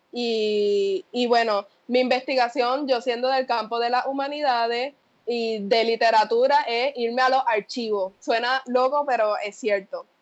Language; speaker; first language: Spanish; native; Spanish